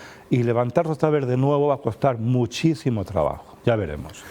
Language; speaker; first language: Spanish; native; Spanish